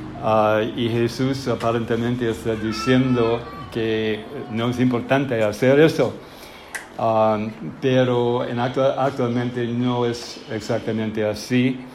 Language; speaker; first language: Spanish; non-native, fluent; English